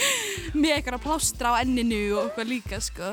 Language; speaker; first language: Icelandic; native; Icelandic